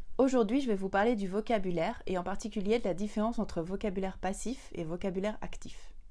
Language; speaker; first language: French; native; French